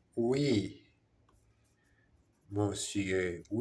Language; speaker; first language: French; non-native, learner; Portuguese